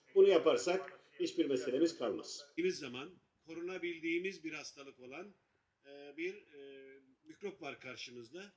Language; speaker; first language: Turkish; native; Turkish